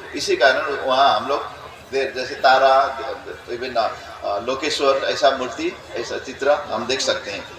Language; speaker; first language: Hindi; non-native, fluent; Newari